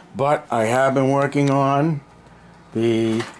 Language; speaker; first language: English; native; English